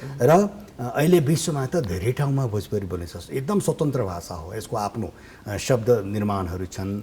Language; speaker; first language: Nepali; non-native, local second language; Bhojpuri